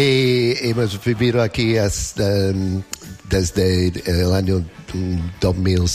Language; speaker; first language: Spanish; non-native, learner; English